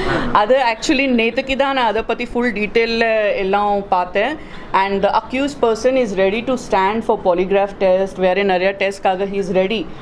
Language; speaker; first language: Tamil; non-native, learner; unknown